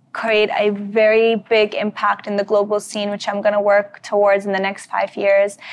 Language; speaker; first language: English; native; English